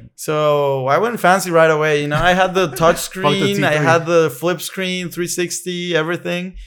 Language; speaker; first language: English; non-native, fluent; Spanish